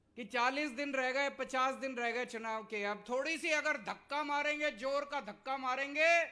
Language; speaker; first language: Hindi; native; Hindi